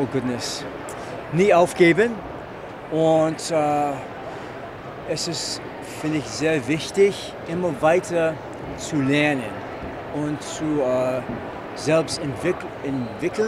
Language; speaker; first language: German; non-native, fluent; English